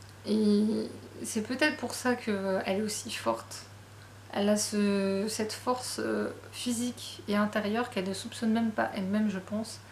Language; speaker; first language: French; native; French